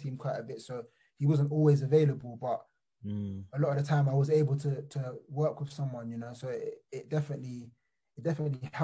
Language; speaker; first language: English; native; English